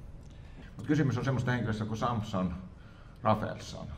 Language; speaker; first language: Finnish; native; Finnish